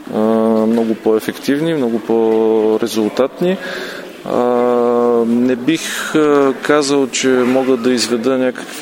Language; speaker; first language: Bulgarian; native; Bulgarian